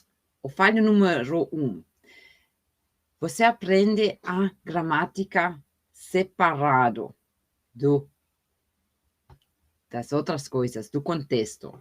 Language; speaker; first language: Portuguese; non-native, fluent; German